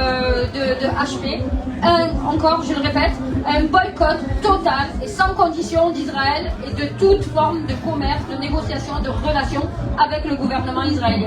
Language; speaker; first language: French; native; French